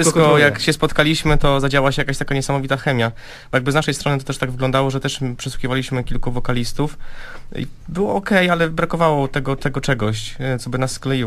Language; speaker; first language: Polish; native; Polish